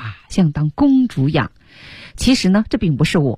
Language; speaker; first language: Chinese; native; Chinese